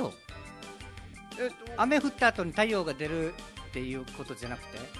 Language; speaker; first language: Japanese; native; Japanese